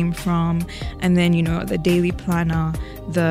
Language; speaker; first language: English; non-native, local second language; Ganda